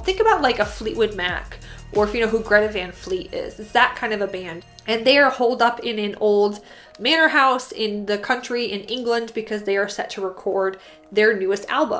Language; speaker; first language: English; native; English